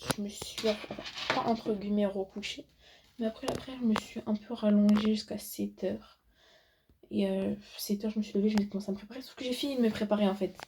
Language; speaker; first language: French; native; French